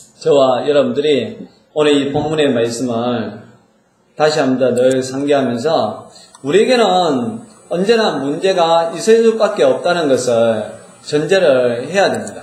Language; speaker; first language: Korean; native; Korean